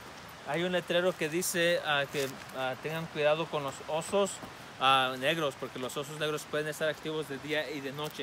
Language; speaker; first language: Spanish; early bilingual, heritage; Spanish